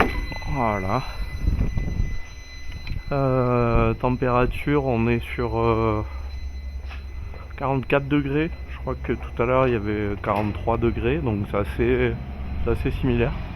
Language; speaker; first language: French; native; French